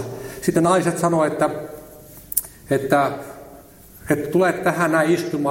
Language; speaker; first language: Finnish; native; Finnish